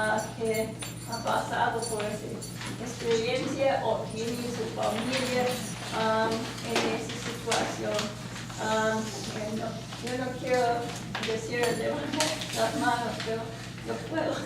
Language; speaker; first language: Spanish; non-native, learner; English